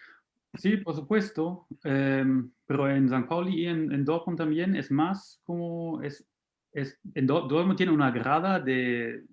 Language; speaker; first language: Spanish; non-native, fluent; German